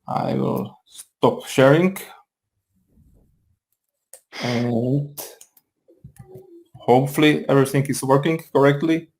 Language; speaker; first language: English; non-native, fluent; Czech